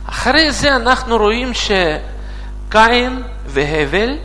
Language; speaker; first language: Hebrew; non-native, fluent; Russian